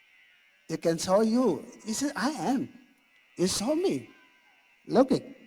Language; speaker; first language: English; non-native, learner; Indonesian